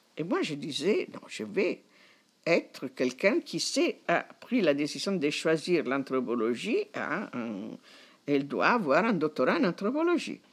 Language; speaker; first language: French; non-native, fluent; Italian